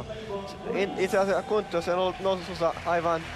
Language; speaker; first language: Finnish; non-native, local second language; Swedish